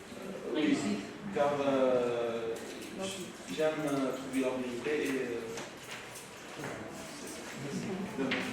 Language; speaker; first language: French; non-native, local second language; Arabic